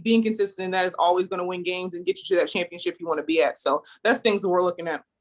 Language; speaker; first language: English; native; English